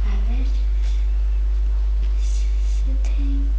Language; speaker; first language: English; non-native, learner; German